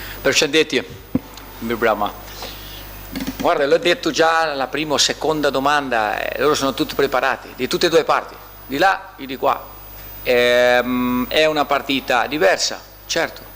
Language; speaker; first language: Italian; non-native, fluent; Portuguese